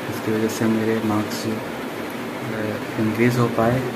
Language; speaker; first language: Hindi; native; Hindi